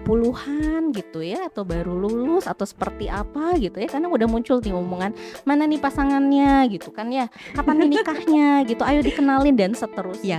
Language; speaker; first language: Indonesian; native; Indonesian